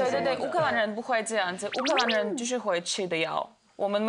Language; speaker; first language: Chinese; non-native, fluent; Ukrainian